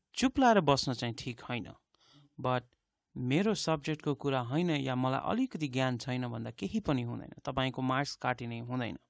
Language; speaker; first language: Nepali; native; Nepali